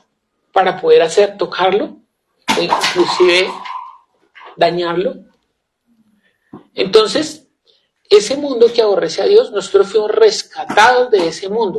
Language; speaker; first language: Spanish; native; Spanish